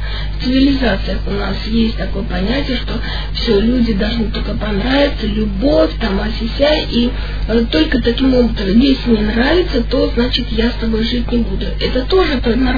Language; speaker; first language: Russian; native; Russian